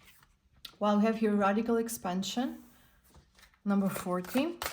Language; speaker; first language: English; non-native, fluent; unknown